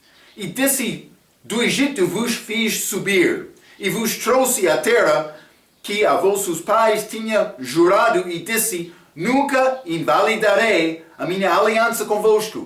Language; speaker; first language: Portuguese; non-native, fluent; English